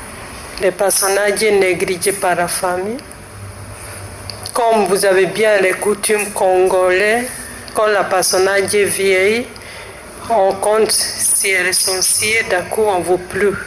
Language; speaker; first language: French; non-native, fluent; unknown